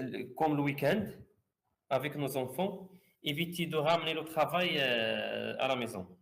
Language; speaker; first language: French; non-native, fluent; Arabic